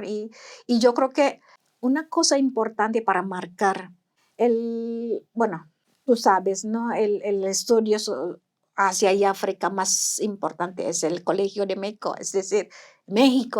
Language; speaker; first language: Spanish; non-native, fluent; Indonesian